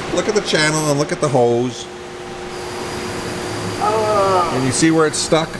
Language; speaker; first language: English; native; English